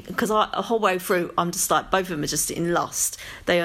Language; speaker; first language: English; native; English